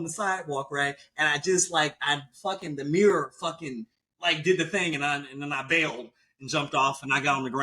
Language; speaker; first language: English; native; English